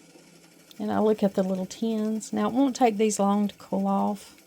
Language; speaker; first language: English; native; English